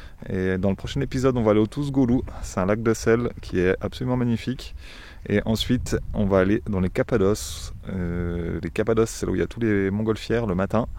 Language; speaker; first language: French; native; French